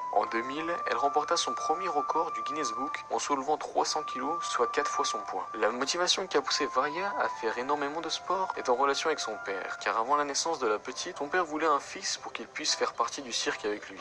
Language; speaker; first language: French; native; French